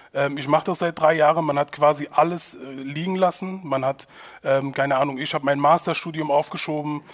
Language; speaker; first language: German; native; German